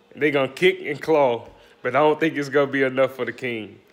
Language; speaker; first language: English; native; English